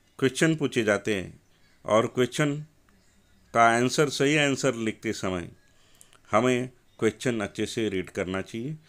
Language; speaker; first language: Hindi; non-native, local second language; Marathi